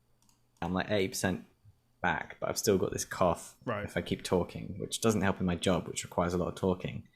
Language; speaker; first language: English; native; English